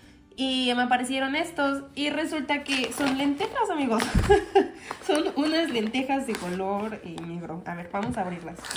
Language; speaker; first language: Spanish; native; Spanish